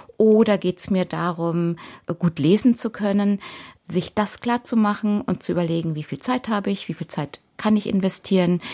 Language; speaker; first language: German; native; German